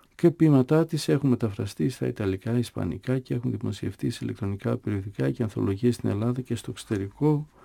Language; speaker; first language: Greek; native; Greek